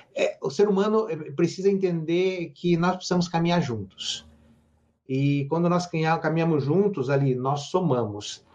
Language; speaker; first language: Portuguese; native; Portuguese